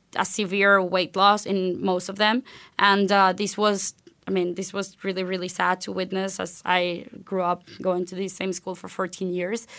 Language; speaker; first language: English; non-native, fluent; Spanish